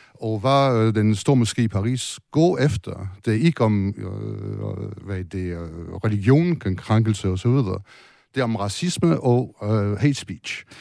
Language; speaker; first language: Danish; non-native, fluent; French